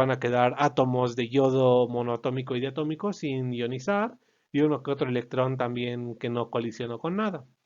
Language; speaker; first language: Spanish; native; Spanish